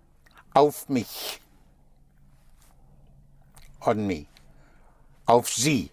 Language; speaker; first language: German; non-native, fluent; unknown